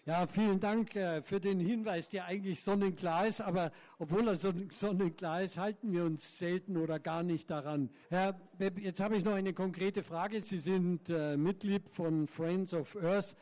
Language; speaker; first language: German; native; German